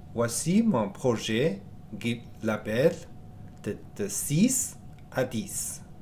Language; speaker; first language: French; non-native, learner; Chinese